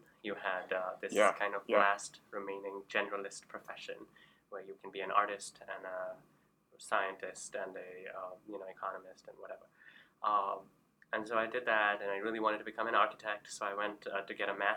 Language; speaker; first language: English; non-native, local second language; Urdu